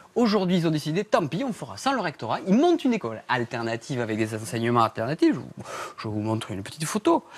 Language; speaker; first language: French; native; French